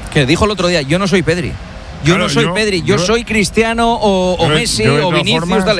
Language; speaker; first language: Spanish; native; Spanish